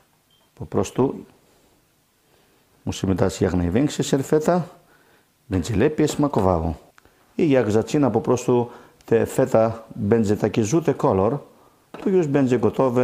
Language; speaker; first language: Polish; non-native, learner; Greek